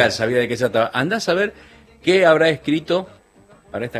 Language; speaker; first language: Spanish; native; Spanish